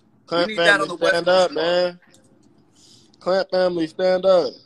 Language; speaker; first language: English; native; English